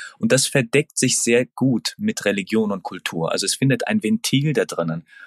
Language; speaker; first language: German; early bilingual, other home language; Turkish